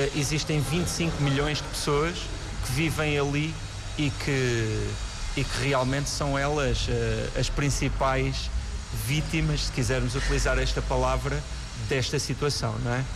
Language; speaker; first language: Portuguese; native; Portuguese